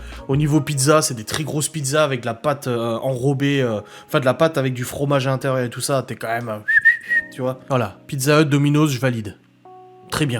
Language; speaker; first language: French; native; French